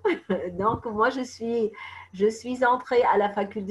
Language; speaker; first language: French; non-native, fluent; Arabic